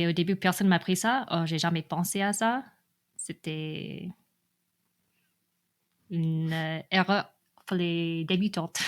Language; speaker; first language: French; non-native, fluent; English